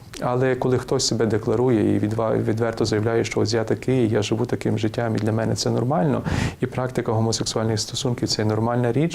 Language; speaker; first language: Ukrainian; native; Ukrainian